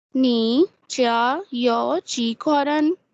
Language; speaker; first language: Chinese; non-native, learner; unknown